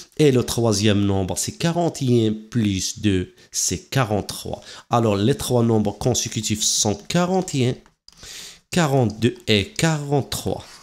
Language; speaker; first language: French; non-native, local second language; Arabic